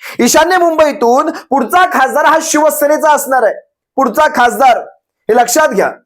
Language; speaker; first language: Marathi; native; Marathi